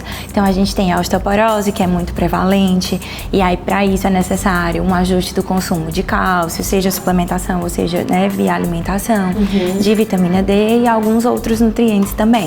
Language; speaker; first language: Portuguese; native; Portuguese